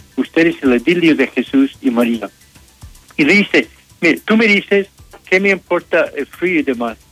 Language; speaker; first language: Spanish; non-native, fluent; English